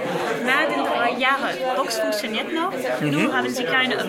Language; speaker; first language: German; non-native, learner; French